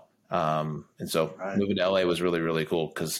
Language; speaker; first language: English; native; English